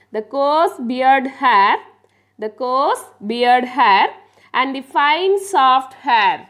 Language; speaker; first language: English; non-native, local second language; Tamil